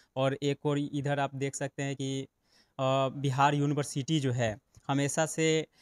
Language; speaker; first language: Hindi; native; Hindi